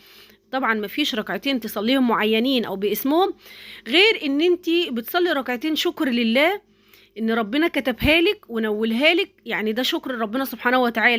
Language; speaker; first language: Arabic; native; Arabic